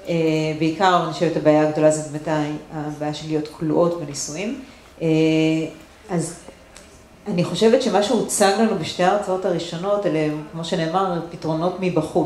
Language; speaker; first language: Hebrew; native; Hebrew